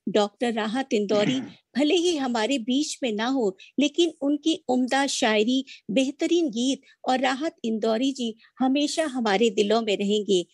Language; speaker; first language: Hindi; native; Hindi